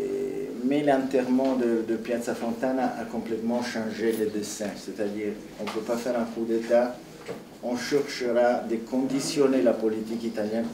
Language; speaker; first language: French; non-native, fluent; Italian